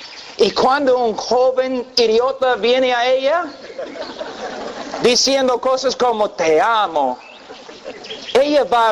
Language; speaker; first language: Spanish; non-native, fluent; English